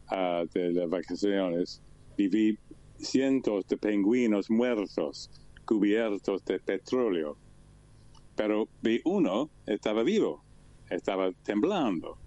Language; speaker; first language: Spanish; non-native, learner; English